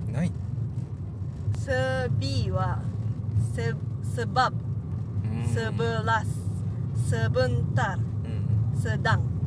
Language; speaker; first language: Indonesian; non-native, learner; Japanese